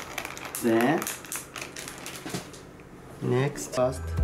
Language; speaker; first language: English; non-native, learner; Japanese